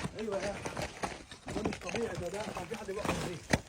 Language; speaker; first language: Arabic; native; Arabic